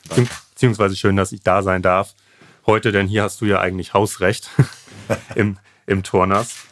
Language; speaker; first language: German; native; German